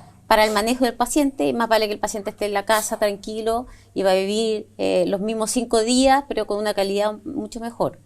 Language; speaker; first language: Spanish; native; Spanish